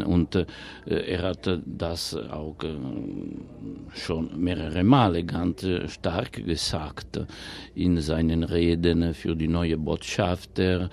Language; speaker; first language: German; non-native, fluent; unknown